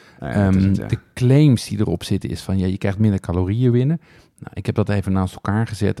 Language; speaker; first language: Dutch; native; Dutch